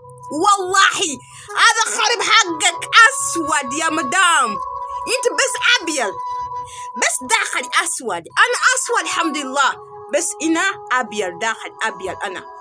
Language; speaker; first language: Arabic; non-native, learner; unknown